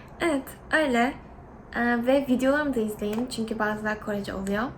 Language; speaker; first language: Turkish; non-native, fluent; Korean